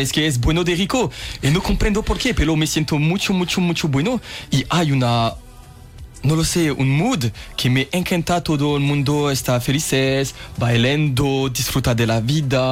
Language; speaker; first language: Spanish; non-native, learner; French